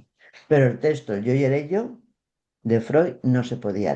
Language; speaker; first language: Spanish; native; Spanish